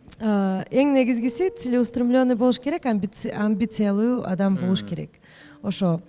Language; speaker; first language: Kyrgyz; non-native, local second language; Russian